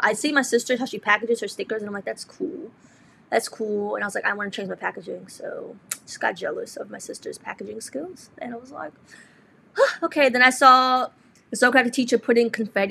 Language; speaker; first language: English; early bilingual, other home language; Spanish